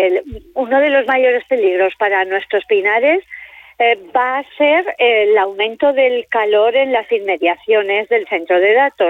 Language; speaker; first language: Spanish; native; Spanish